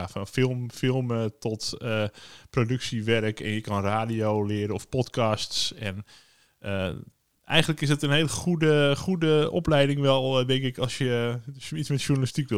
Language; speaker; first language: Dutch; native; Dutch